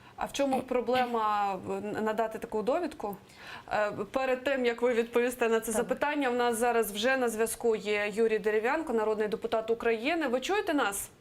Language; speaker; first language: Ukrainian; native; Ukrainian